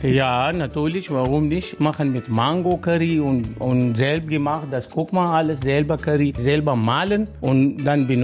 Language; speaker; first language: German; non-native, learner; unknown